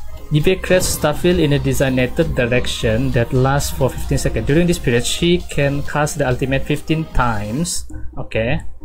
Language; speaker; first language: English; non-native, local second language; Malay